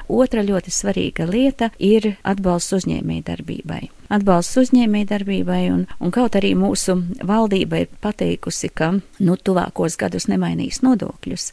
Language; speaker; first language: Latvian; non-native, local second language; Russian